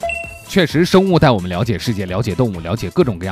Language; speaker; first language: Chinese; native; Chinese